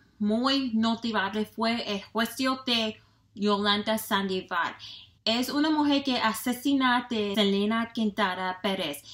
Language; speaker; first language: Spanish; non-native, learner; English